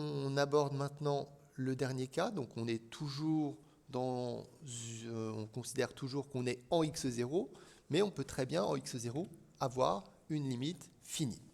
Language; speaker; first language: French; native; French